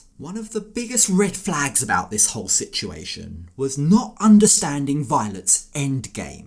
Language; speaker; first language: English; native; English